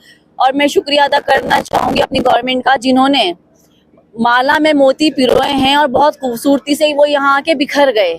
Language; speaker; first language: Hindi; native; Hindi